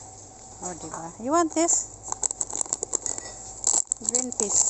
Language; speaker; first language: English; non-native, local second language; Filipino